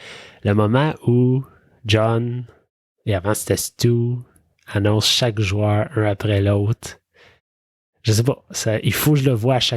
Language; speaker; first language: French; native; French